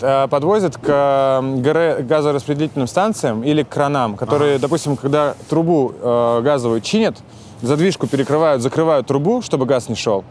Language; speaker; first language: Russian; native; Russian